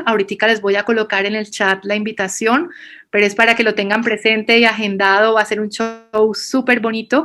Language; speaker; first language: Spanish; native; Spanish